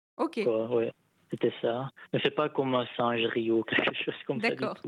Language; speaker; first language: French; non-native, local second language; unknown